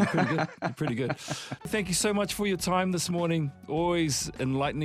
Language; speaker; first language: English; native; English